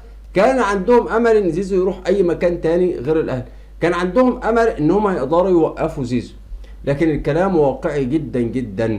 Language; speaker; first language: Arabic; native; Arabic